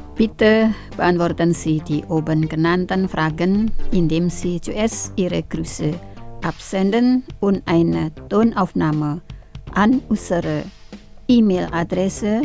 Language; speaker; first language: German; non-native, fluent; Indonesian